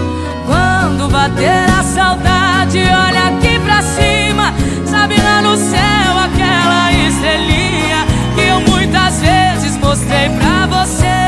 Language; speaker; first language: Portuguese; native; Portuguese